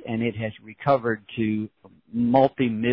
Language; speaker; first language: English; native; English